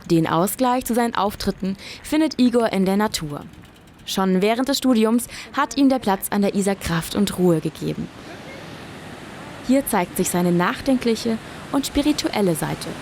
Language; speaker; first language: German; native; German